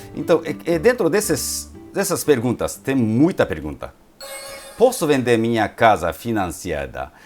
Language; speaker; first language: Portuguese; non-native, fluent; Japanese